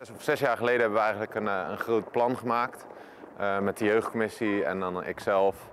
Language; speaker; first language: Dutch; native; Dutch